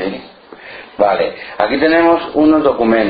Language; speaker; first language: Spanish; native; Spanish